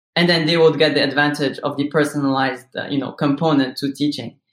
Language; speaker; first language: English; non-native, fluent; Arabic